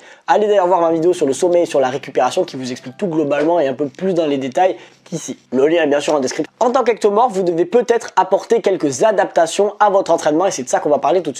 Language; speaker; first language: French; native; French